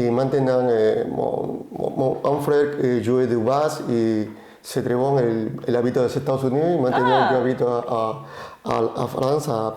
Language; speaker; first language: French; non-native, learner; Spanish